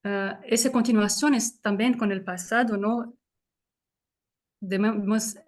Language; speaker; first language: Spanish; non-native, fluent; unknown